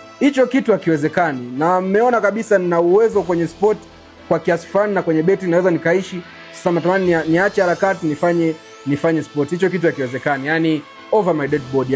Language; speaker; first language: Swahili; native; Swahili